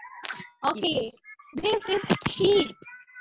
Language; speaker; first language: English; non-native, fluent; Indonesian